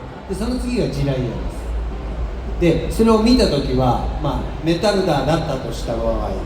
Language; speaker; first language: Japanese; native; Japanese